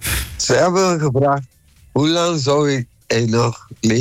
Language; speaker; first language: Dutch; non-native, local second language; Papiamento